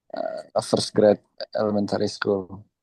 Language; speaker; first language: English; non-native, learner; Indonesian